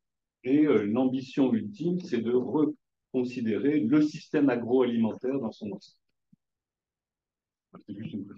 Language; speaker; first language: French; native; French